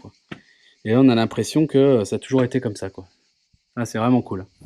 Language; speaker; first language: French; native; French